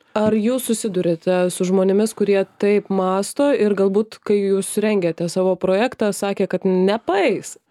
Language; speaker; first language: Lithuanian; native; Lithuanian